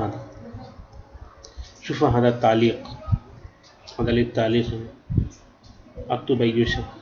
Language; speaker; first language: Arabic; non-native, learner; Urdu